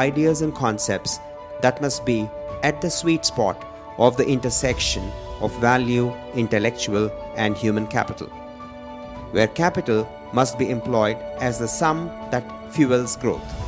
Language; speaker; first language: English; non-native, local second language; Malayalam